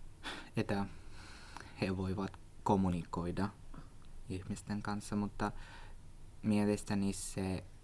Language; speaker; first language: Finnish; non-native, learner; Russian